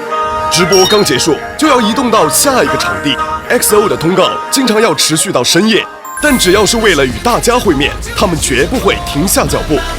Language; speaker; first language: Chinese; native; Chinese